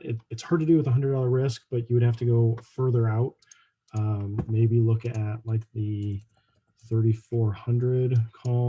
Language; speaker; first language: English; native; English